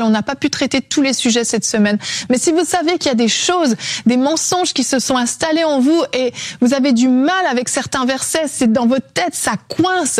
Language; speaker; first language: French; native; French